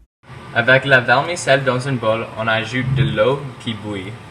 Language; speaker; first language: French; non-native, fluent; English